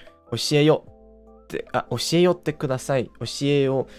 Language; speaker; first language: Japanese; non-native, fluent; English